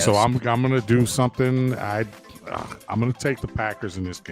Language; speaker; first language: English; native; English